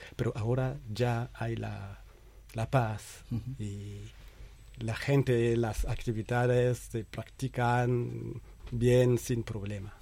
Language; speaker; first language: Spanish; non-native, fluent; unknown